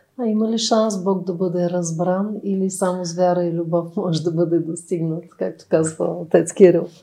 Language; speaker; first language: Bulgarian; native; Bulgarian